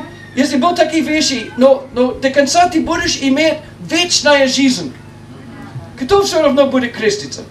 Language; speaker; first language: Russian; non-native, learner; English